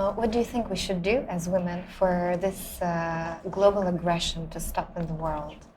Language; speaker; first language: English; non-native, fluent; Russian